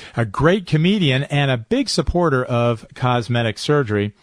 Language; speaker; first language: English; native; English